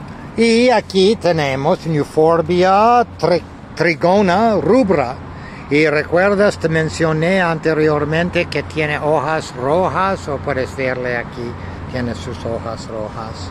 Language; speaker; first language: Spanish; non-native, learner; English